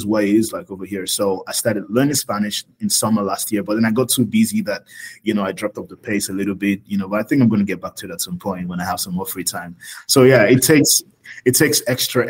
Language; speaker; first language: English; non-native, local second language; Yoruba